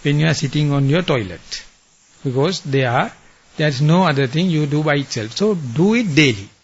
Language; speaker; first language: English; non-native, local second language; Sinhala